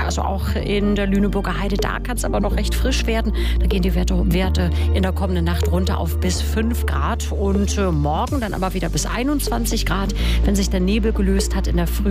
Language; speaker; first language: German; native; German